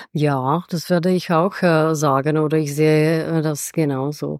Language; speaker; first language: German; non-native, fluent; Czech